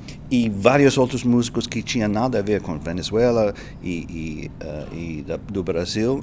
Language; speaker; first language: Spanish; non-native, learner; English